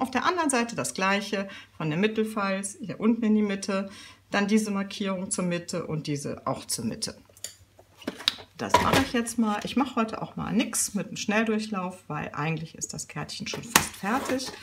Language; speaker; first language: German; native; German